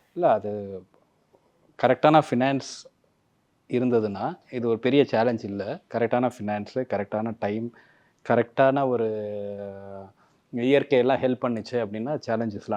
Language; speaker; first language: Tamil; native; Tamil